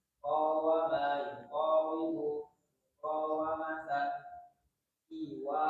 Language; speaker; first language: Arabic; non-native, learner; Indonesian